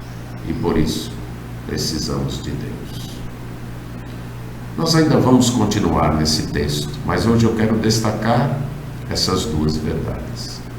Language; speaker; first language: Portuguese; native; Portuguese